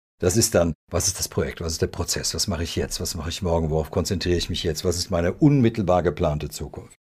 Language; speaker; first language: German; early bilingual, other home language; Serbian